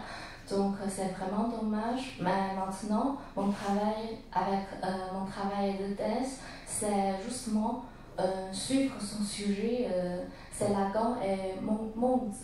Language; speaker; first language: French; non-native, learner; Chinese